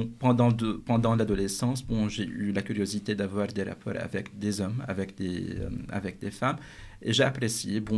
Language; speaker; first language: French; non-native, fluent; Arabic